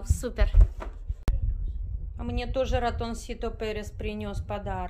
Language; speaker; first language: Russian; native; Russian